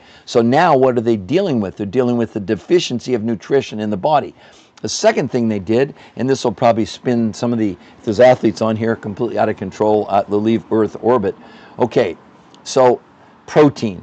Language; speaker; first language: English; native; English